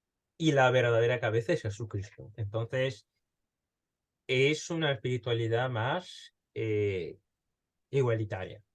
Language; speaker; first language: Spanish; early bilingual, heritage; Spanish